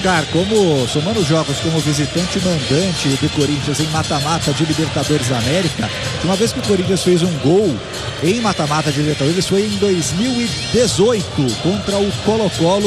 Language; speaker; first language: Portuguese; native; Portuguese